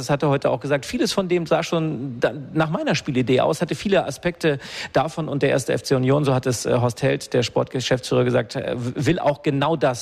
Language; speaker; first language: German; native; German